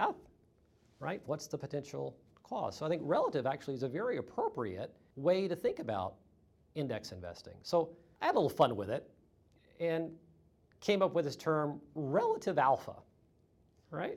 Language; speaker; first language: English; native; English